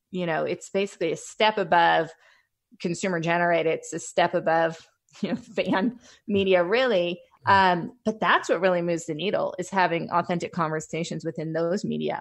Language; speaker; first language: English; native; English